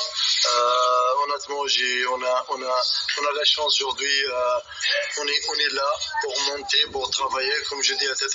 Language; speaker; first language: French; non-native, learner; Arabic